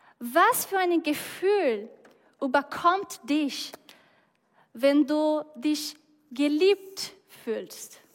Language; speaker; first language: German; non-native, fluent; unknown